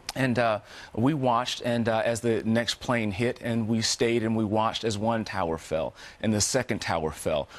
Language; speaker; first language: English; native; English